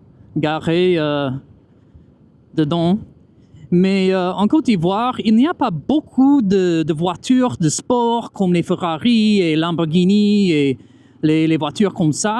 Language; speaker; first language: French; non-native, fluent; English